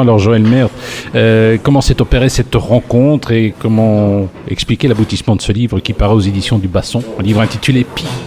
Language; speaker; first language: French; native; French